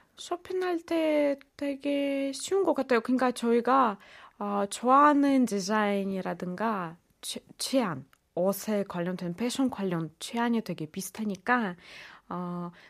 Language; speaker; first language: Korean; non-native, fluent; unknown